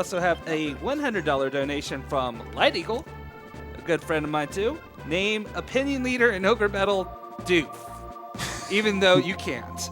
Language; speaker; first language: English; native; English